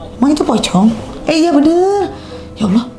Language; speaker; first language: Indonesian; native; Indonesian